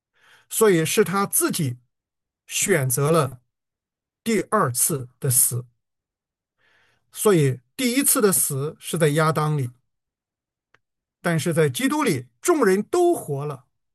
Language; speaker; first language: Chinese; native; Chinese